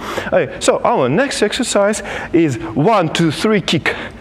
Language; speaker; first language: English; non-native, fluent; Russian